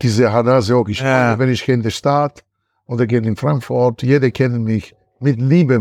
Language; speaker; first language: German; non-native, learner; Italian